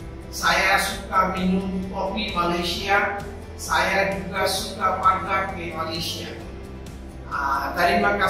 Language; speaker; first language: Indonesian; non-native, learner; Bangla